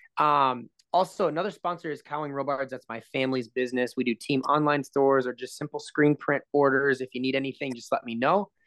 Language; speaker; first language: English; native; English